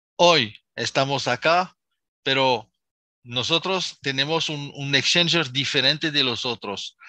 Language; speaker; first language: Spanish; non-native, fluent; Arabic